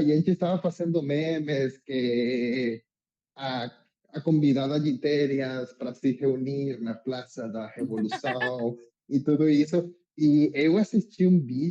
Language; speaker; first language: Portuguese; non-native, learner; Spanish